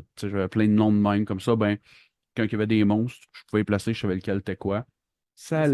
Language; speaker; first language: French; native; French